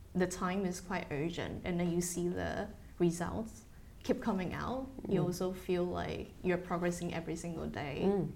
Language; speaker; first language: English; non-native, fluent; Chinese